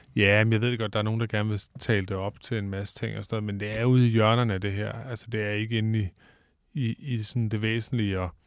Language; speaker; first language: Danish; native; Danish